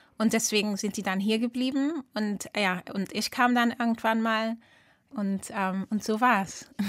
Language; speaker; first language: German; early bilingual, other home language; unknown